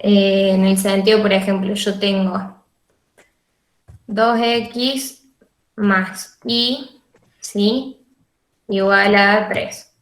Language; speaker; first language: Spanish; native; Spanish